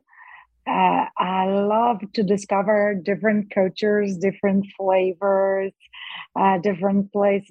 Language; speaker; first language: English; non-native, fluent; Portuguese